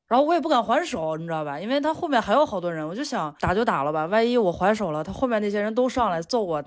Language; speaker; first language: Chinese; native; Chinese